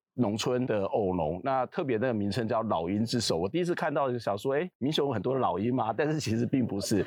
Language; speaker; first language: Chinese; native; Chinese